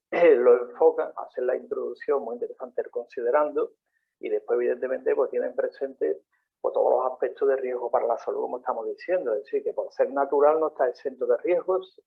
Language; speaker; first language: Spanish; native; Spanish